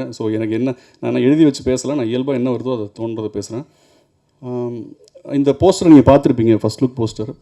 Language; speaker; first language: Tamil; native; Tamil